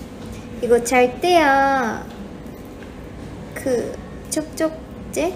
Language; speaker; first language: Korean; non-native, fluent; Japanese